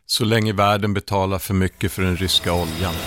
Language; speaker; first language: Swedish; native; Swedish